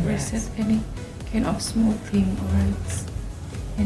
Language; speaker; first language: English; non-native, fluent; Indonesian